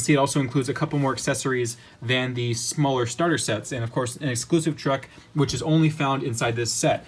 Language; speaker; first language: English; native; English